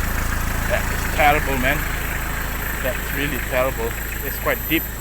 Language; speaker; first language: English; non-native, local second language; Malay